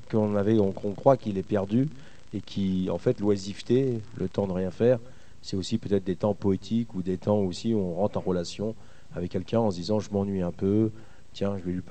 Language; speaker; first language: French; native; French